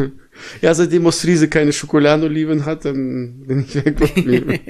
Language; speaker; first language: German; early bilingual, other home language; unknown